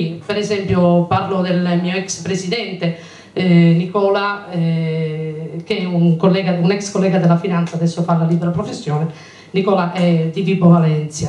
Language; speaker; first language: Italian; native; Italian